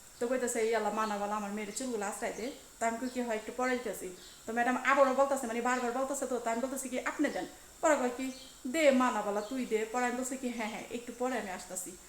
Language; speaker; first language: Bangla; native; Bangla